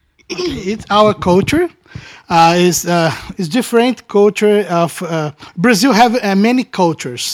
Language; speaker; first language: English; non-native, learner; Portuguese